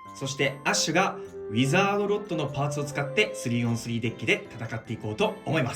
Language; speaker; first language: Japanese; native; Japanese